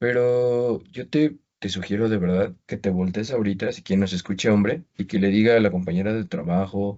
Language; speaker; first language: Spanish; native; Spanish